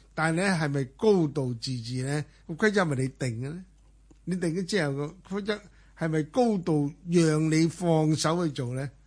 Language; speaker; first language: Cantonese; native; Cantonese